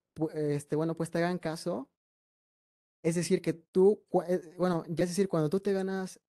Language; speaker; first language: Spanish; native; Spanish